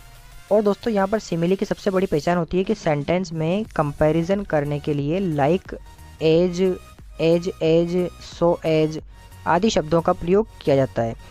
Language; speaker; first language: Hindi; native; Hindi